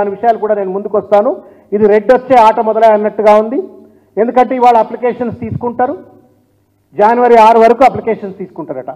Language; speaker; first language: Telugu; native; Telugu